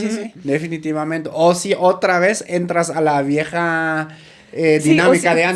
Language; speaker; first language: Spanish; native; Spanish